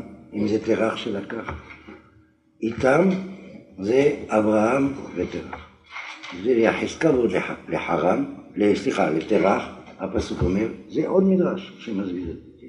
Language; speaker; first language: Hebrew; non-native, fluent; French